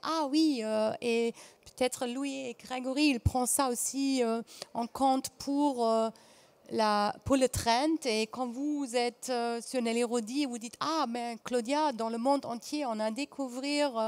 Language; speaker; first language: French; non-native, fluent; German